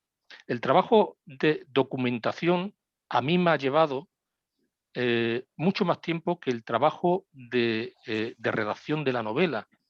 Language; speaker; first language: Spanish; native; Spanish